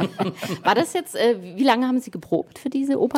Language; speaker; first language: German; native; German